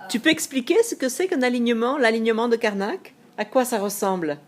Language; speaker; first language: French; non-native, fluent; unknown